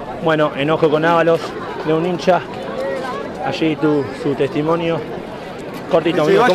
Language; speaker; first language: Spanish; native; Spanish